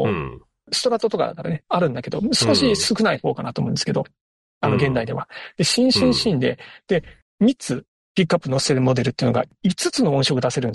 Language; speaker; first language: Japanese; native; Japanese